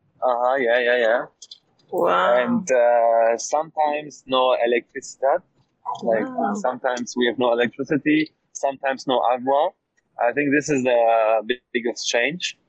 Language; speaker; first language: English; non-native, learner; German